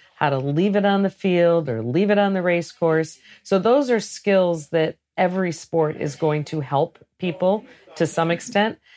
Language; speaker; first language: English; native; English